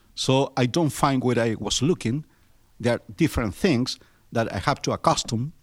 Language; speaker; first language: English; non-native, fluent; Spanish